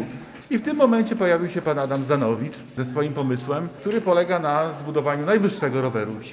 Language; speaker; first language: Polish; native; Polish